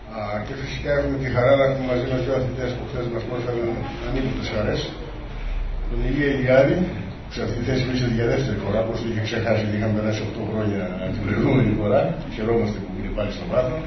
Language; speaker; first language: Greek; native; Greek